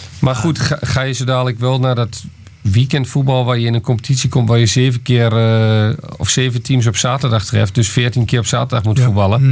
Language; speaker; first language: Dutch; native; Dutch